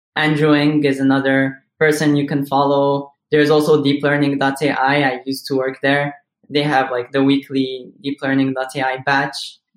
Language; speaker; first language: English; non-native, fluent; Arabic